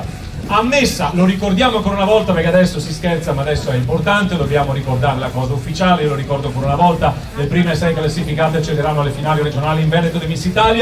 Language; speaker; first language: Italian; native; Italian